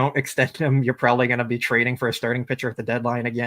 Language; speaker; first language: English; native; English